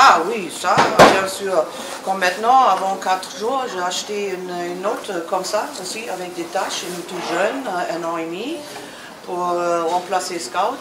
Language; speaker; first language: French; non-native, learner; German